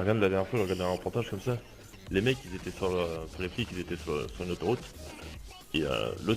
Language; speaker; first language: French; native; French